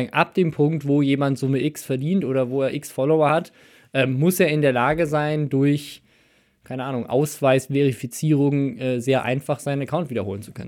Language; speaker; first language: German; native; German